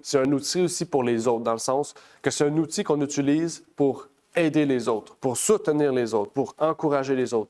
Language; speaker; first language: French; native; French